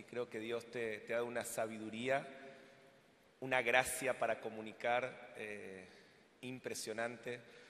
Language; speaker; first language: Spanish; native; Spanish